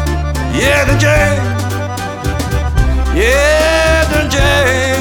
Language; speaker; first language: Polish; early bilingual, heritage; Polish